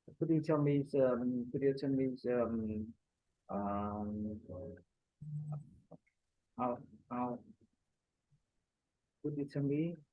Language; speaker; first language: English; non-native, learner; Vietnamese